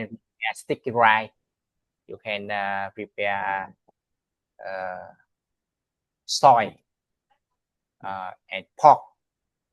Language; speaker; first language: English; non-native, learner; Vietnamese